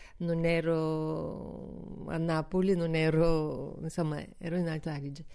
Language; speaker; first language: Italian; non-native, fluent; Bulgarian